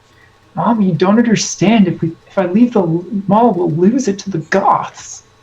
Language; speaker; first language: English; native; English